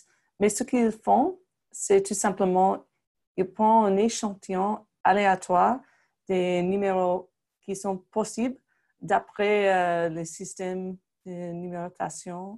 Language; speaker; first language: French; non-native, fluent; English